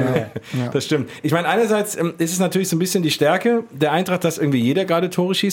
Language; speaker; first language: German; native; German